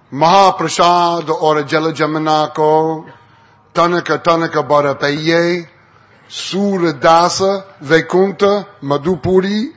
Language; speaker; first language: Hindi; non-native, fluent; English